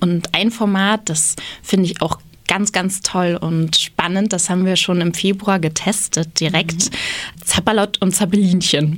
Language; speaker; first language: German; native; German